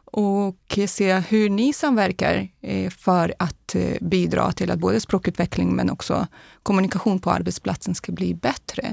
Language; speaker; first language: Swedish; non-native, fluent; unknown